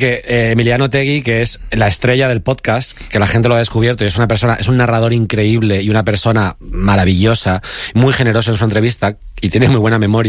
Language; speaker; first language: Spanish; native; Spanish